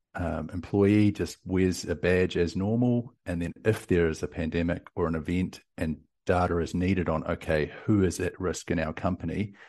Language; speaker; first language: English; native; English